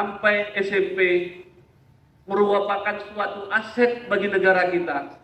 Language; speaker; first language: Indonesian; native; Indonesian